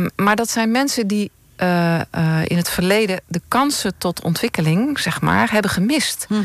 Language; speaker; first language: Dutch; native; Dutch